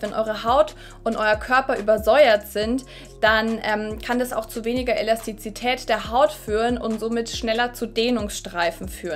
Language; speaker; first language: German; native; German